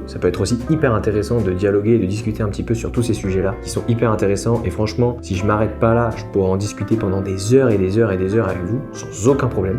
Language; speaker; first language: French; native; French